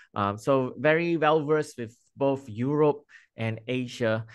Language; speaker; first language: English; non-native, local second language; Chinese